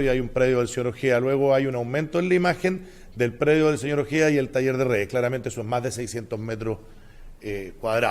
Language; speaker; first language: Spanish; native; Spanish